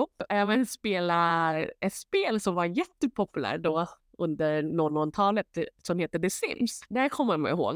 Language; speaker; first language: Swedish; non-native, fluent; Thai